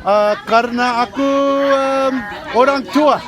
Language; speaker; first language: Indonesian; non-native, learner; English